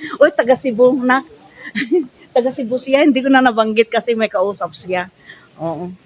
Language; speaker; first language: Filipino; non-native, local second language; Cebuano